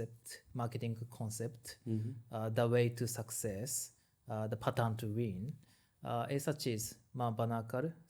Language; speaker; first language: English; non-native, learner; Japanese